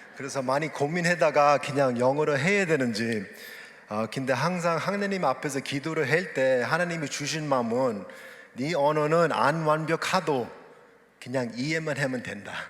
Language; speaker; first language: Korean; early bilingual, heritage; English